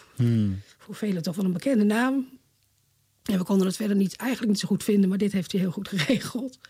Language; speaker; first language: Dutch; native; Dutch